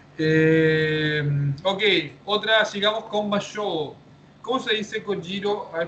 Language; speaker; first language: Spanish; native; Spanish